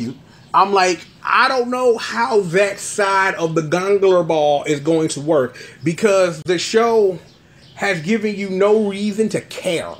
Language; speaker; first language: English; native; English